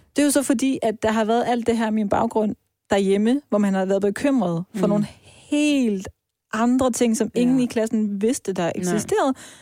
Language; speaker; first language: Danish; early bilingual, other home language; Persian